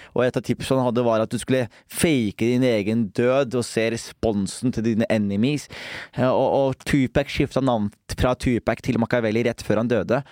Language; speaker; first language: Norwegian; early bilingual, other home language; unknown